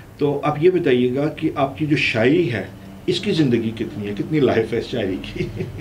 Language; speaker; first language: Urdu; non-native, local second language; Punjabi